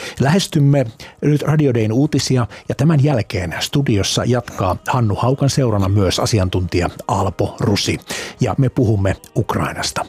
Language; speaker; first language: Finnish; native; Finnish